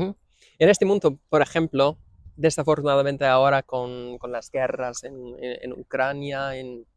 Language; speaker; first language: Spanish; non-native, fluent; English